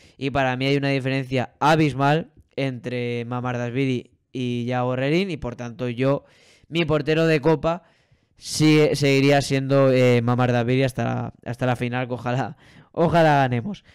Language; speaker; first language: Spanish; native; Spanish